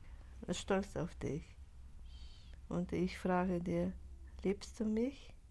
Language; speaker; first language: German; non-native, learner; Russian